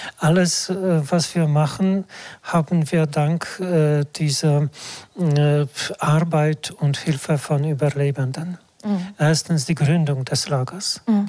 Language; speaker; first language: German; non-native, fluent; Polish